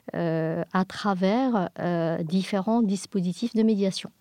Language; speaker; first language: French; non-native, fluent; English